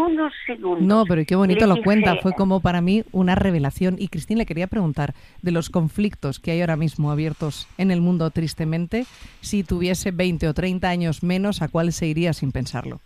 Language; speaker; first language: Spanish; native; Spanish